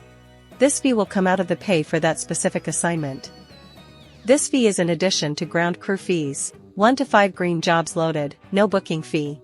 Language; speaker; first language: English; native; English